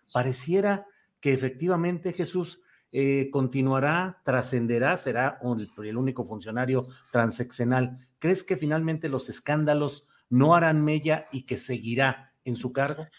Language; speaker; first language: Spanish; native; Spanish